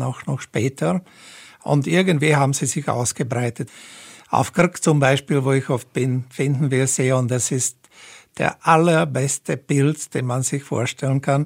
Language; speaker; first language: German; native; German